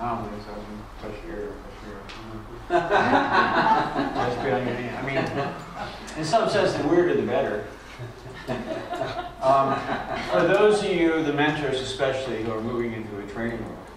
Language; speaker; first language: English; native; English